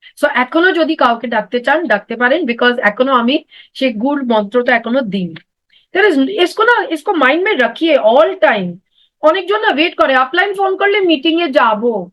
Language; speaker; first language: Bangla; non-native, local second language; Hindi